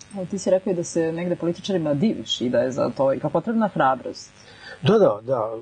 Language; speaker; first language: Serbian; native; Serbian